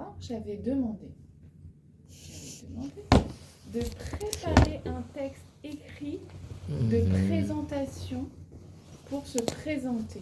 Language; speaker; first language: French; native; French